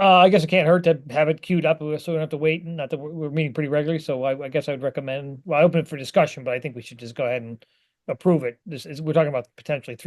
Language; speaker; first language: English; native; English